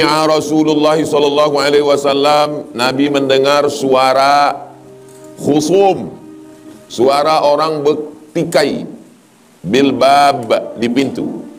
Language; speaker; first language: Malay; native; Malay